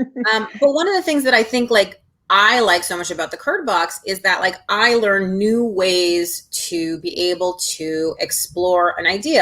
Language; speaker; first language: English; native; English